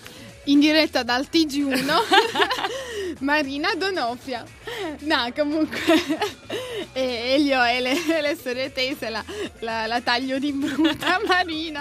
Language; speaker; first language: Italian; native; Italian